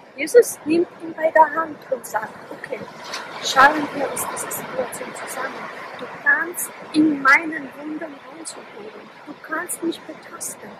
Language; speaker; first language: German; non-native, fluent; Polish